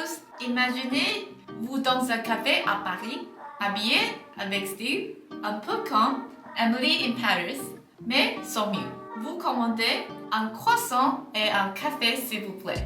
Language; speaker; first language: French; non-native, learner; English